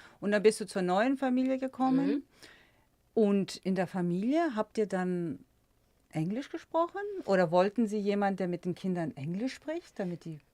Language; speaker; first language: German; non-native, fluent; Greek